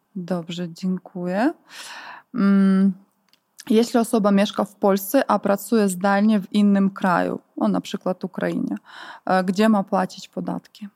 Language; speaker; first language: Polish; non-native, fluent; Ukrainian